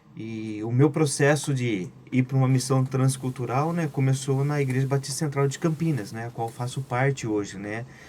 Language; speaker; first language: Portuguese; native; Portuguese